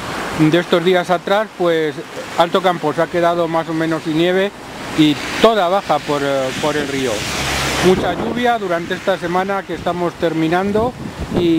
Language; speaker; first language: Spanish; native; Spanish